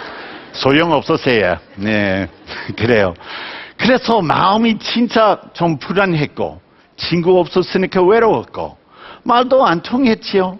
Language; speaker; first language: Korean; non-native, fluent; English